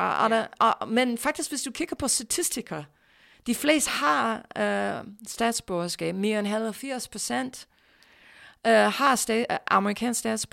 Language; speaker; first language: Danish; non-native, fluent; English